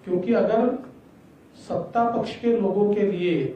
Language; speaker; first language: Hindi; non-native, local second language; Marathi